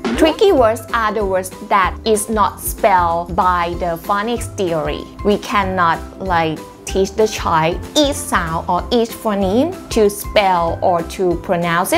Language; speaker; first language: English; non-native, fluent; Thai